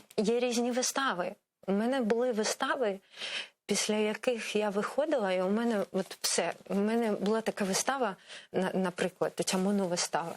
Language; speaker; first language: Ukrainian; non-native, local second language; Crimean Tatar